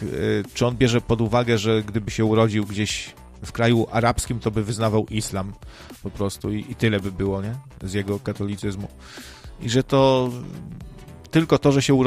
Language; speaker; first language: Polish; native; Polish